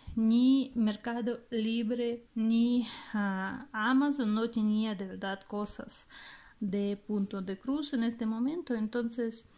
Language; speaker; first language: Spanish; non-native, fluent; Russian